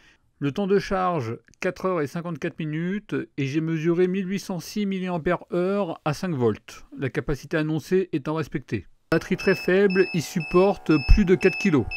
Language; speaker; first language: French; native; French